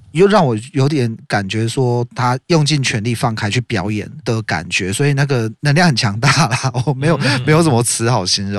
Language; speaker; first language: Chinese; native; Chinese